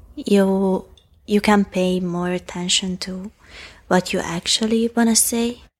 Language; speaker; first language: English; non-native, fluent; Hungarian